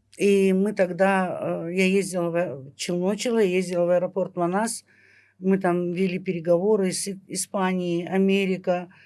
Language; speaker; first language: Russian; native; Russian